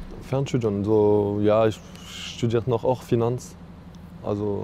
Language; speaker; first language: German; non-native, learner; French